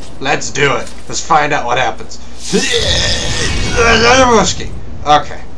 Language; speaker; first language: English; native; English